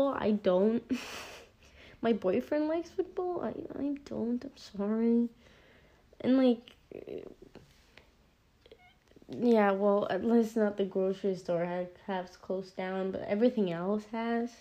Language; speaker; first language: English; non-native, fluent; Norwegian